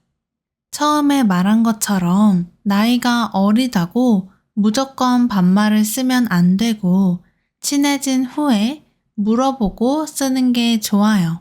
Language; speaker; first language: Korean; native; Korean